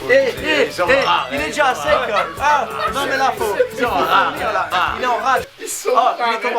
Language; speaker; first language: French; native; French